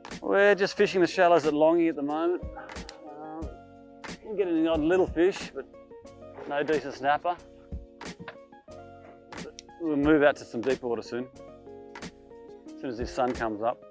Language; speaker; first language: English; native; English